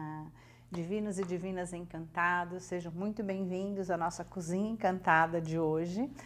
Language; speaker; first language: Portuguese; native; Portuguese